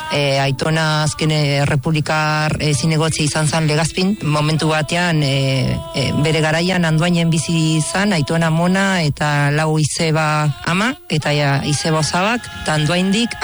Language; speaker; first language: Basque; non-native, fluent; Spanish